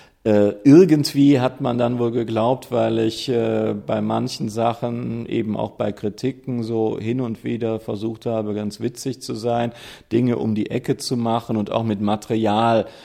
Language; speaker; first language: German; native; German